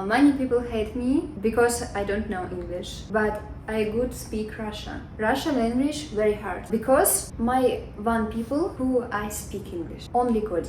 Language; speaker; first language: English; non-native, learner; Russian